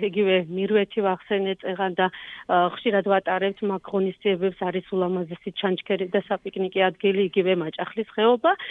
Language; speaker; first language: Georgian; native; Georgian